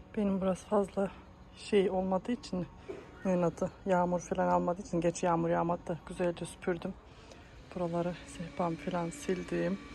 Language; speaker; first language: Turkish; early bilingual, heritage; Turkish